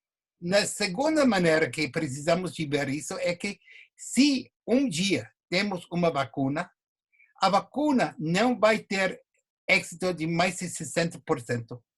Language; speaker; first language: Portuguese; non-native, fluent; English